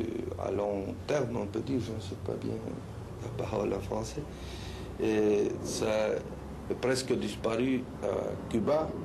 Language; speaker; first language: French; non-native, local second language; Spanish